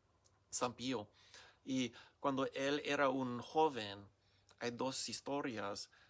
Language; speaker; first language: Spanish; non-native, learner; English